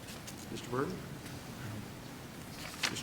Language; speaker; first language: English; native; English